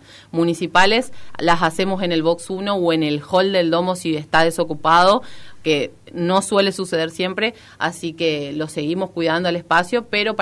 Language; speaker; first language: Spanish; native; Spanish